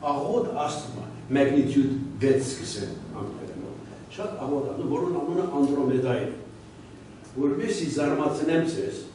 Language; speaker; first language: Armenian; early bilingual, heritage; Armenian